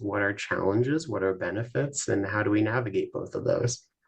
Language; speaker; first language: English; native; English